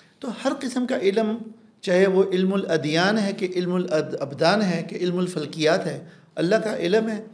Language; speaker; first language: Urdu; non-native, local second language; Pashto